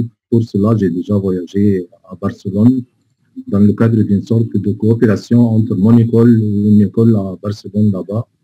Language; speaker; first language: French; non-native, fluent; Arabic